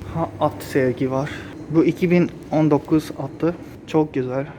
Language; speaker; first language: Turkish; non-native, fluent; Japanese